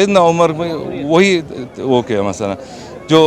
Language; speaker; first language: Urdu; non-native, learner; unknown